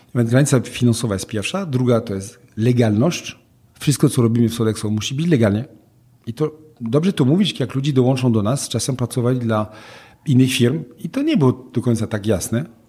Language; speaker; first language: Polish; non-native, fluent; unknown